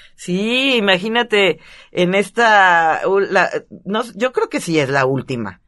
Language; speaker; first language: Spanish; native; Spanish